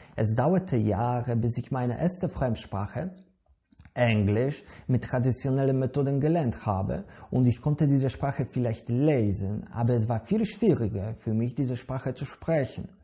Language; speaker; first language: German; non-native, fluent; Polish